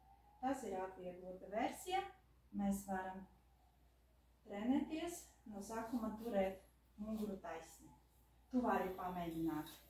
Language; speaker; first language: Latvian; non-native, learner; Russian